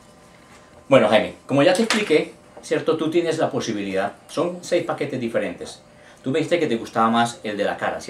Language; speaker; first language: Spanish; native; Spanish